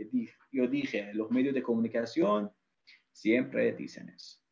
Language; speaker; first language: Spanish; non-native, fluent; Persian